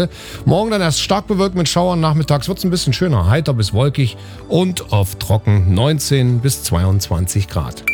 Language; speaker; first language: German; native; German